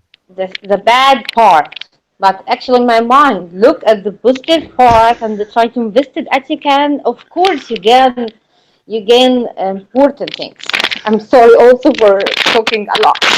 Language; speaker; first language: English; non-native, learner; Arabic